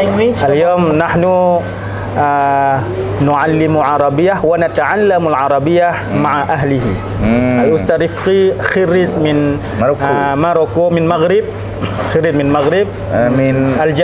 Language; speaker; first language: Arabic; non-native, learner; Indonesian